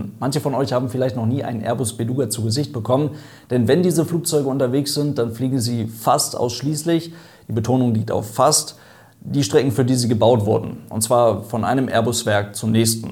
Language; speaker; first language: German; native; German